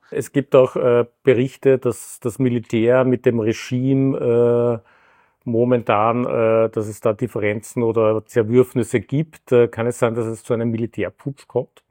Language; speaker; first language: German; native; German